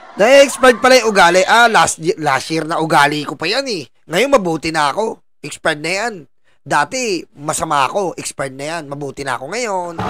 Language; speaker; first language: Filipino; native; Filipino